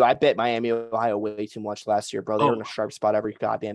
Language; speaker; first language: English; native; English